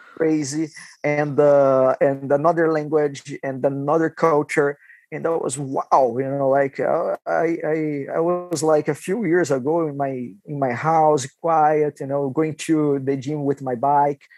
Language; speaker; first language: English; non-native, fluent; Portuguese